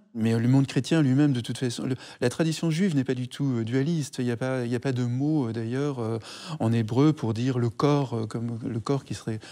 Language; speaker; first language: French; native; French